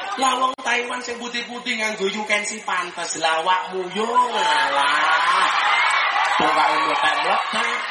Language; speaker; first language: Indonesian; non-native, local second language; Javanese